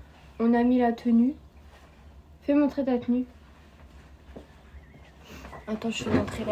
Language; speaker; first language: French; native; French